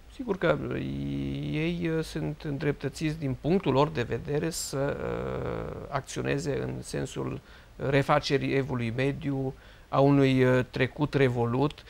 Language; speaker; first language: Romanian; native; Romanian